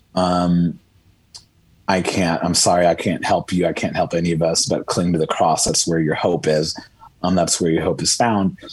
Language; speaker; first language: English; early bilingual, other home language; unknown